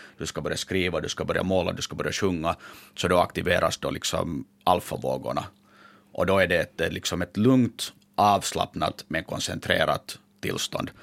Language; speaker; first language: Swedish; native; Swedish